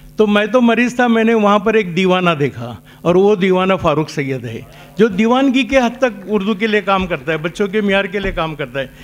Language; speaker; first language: Hindi; non-native, local second language; Marathi